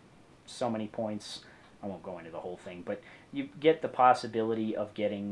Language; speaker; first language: English; native; English